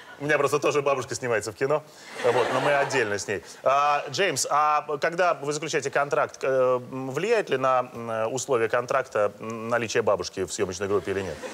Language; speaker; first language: Russian; native; Russian